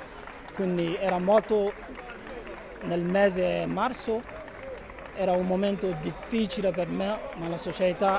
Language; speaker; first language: Italian; non-native, fluent; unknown